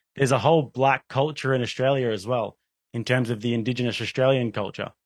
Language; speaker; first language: English; native; English